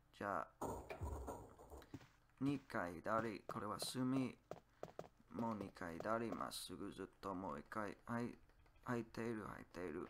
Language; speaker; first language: Japanese; non-native, learner; English